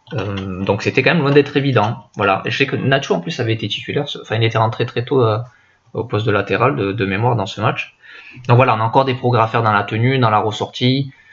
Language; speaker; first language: French; native; French